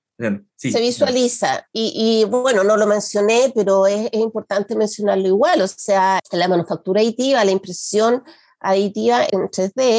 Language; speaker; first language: Spanish; native; Spanish